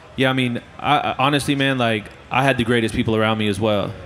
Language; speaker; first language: English; native; English